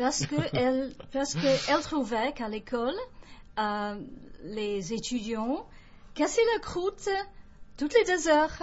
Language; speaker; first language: French; non-native, fluent; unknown